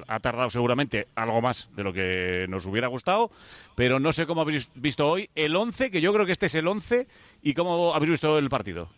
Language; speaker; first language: Spanish; native; Spanish